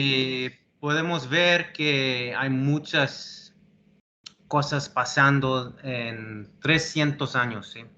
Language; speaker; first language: Spanish; early bilingual, heritage; English